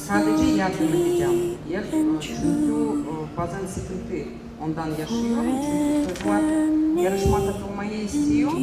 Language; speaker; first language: Turkish; non-native, learner; Russian